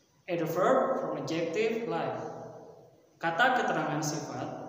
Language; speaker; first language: English; non-native, fluent; Indonesian